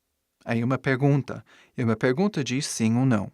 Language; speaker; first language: Portuguese; non-native, fluent; English